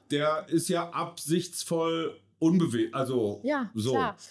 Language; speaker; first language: German; native; German